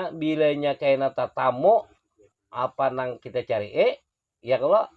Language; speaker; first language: Indonesian; non-native, local second language; Banjar